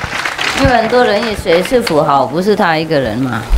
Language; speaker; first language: Chinese; non-native, fluent; Vietnamese